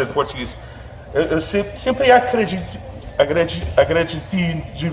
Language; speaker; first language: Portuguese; non-native, fluent; English